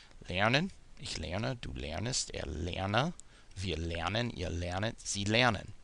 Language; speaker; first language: German; non-native, fluent; English